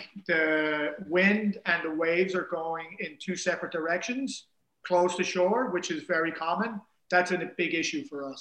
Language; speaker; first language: English; native; English